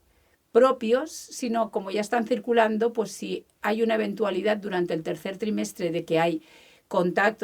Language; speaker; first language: Spanish; native; Spanish